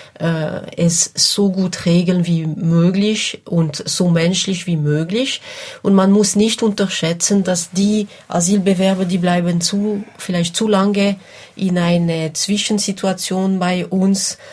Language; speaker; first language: German; non-native, local second language; French